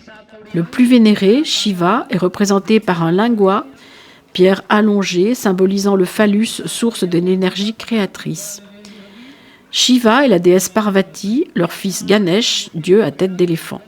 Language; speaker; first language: French; native; French